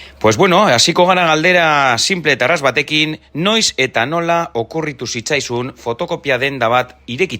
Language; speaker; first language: Basque; native; Basque